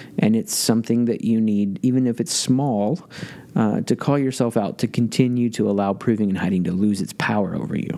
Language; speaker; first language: English; native; English